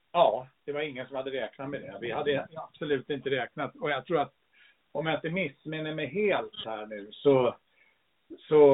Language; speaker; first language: Swedish; early bilingual, other home language; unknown